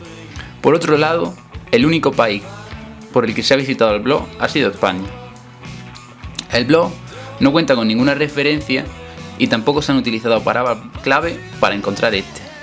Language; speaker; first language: Spanish; native; Spanish